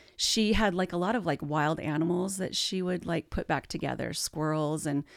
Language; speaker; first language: English; native; English